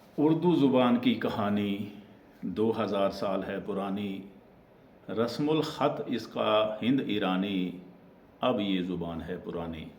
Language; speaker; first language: Urdu; non-native, local second language; Pahari-Potwari